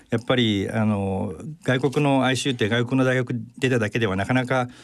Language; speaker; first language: Japanese; native; Japanese